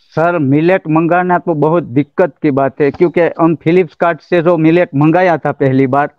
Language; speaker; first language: Hindi; non-native, local second language; Gujarati